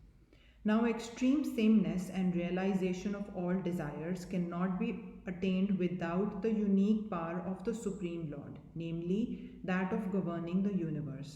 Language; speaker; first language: English; non-native, local second language; Hindi